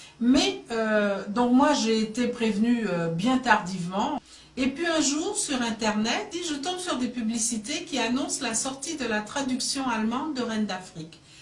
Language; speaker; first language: French; native; French